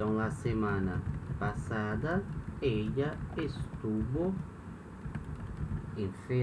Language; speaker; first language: Spanish; non-native, fluent; Portuguese